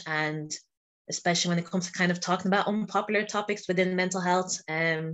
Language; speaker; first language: English; native; English